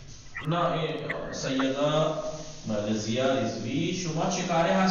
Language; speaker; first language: Persian; non-native, fluent; Urdu